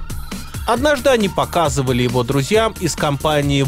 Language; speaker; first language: Russian; native; Russian